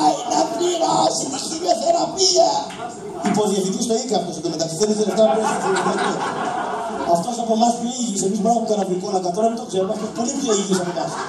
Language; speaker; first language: Greek; native; Greek